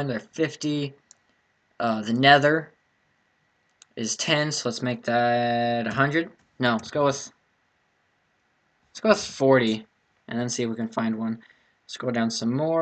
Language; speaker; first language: English; native; English